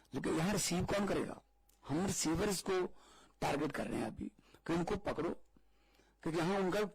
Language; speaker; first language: Hindi; non-native, local second language; Punjabi